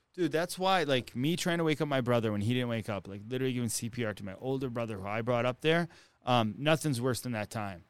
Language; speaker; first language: English; native; English